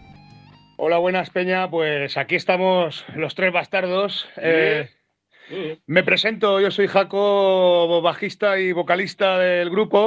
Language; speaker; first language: Spanish; native; Spanish